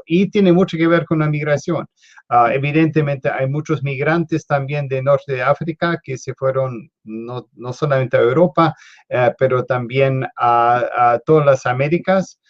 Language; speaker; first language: Spanish; non-native, fluent; English